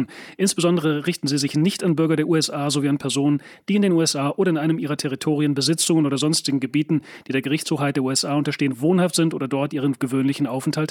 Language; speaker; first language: German; native; German